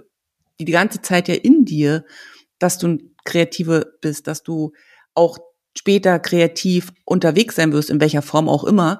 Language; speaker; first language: German; native; German